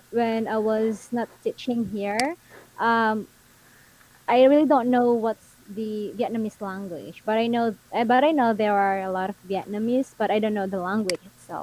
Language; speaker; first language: English; non-native, local second language; Filipino